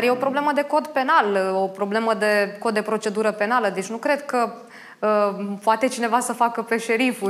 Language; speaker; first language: Romanian; native; Romanian